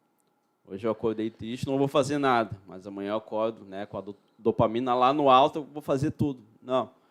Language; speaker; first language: Portuguese; native; Portuguese